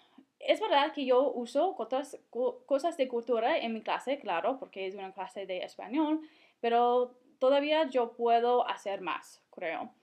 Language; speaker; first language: Spanish; non-native, fluent; English